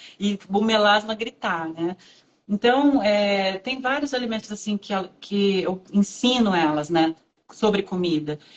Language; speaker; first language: Portuguese; native; Portuguese